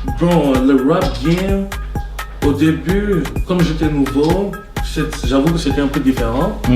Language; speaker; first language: French; non-native, local second language; Wolof